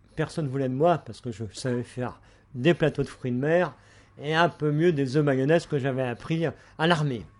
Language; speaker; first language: French; native; French